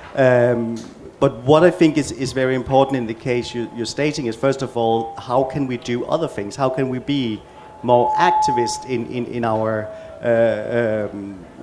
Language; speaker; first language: English; non-native, fluent; Danish